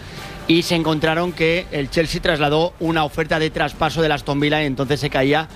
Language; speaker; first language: Spanish; native; Spanish